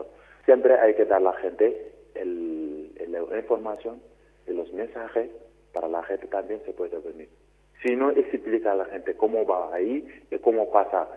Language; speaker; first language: Spanish; non-native, learner; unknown